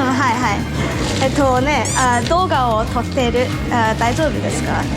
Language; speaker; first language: Japanese; non-native, learner; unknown